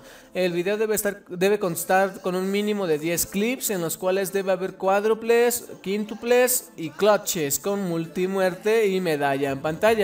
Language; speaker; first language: Spanish; native; Spanish